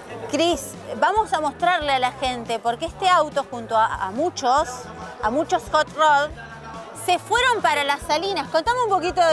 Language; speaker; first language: Spanish; native; Spanish